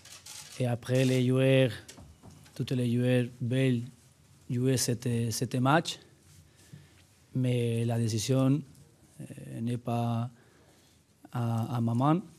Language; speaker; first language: French; non-native, learner; Spanish